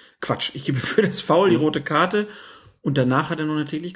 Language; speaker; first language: German; native; German